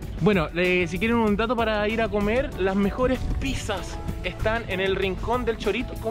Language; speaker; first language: Spanish; native; Spanish